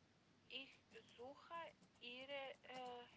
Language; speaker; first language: German; non-native, learner; Macedonian